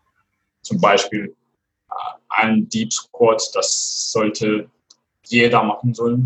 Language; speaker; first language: German; non-native, fluent; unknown